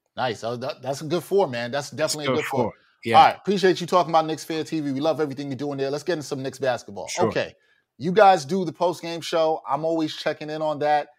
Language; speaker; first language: English; native; English